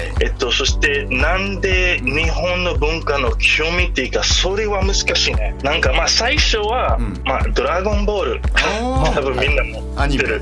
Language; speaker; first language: Japanese; non-native, fluent; English